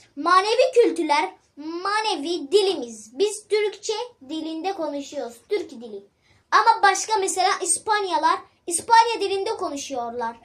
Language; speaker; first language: Turkish; early bilingual, other home language; Arabic